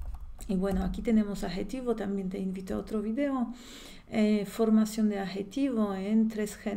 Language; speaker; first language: Spanish; non-native, fluent; Polish